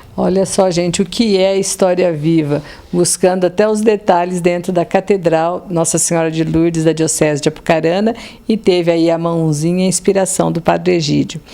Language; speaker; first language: Portuguese; native; Portuguese